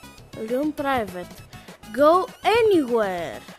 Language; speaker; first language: English; non-native, fluent; Greek